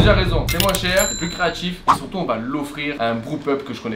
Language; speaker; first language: French; native; French